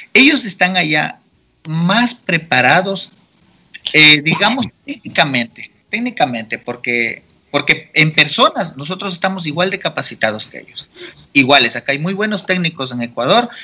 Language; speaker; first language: Spanish; native; Spanish